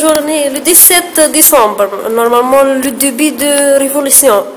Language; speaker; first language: French; non-native, learner; Arabic